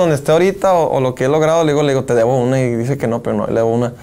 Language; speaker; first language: Spanish; early bilingual, heritage; Spanish